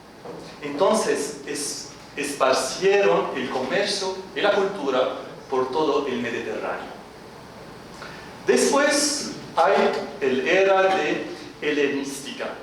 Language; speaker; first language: Spanish; non-native, fluent; Arabic